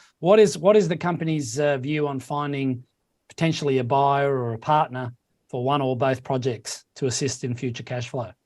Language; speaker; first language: English; native; English